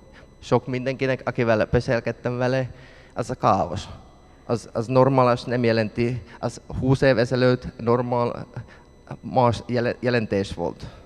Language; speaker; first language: Hungarian; non-native, learner; Finnish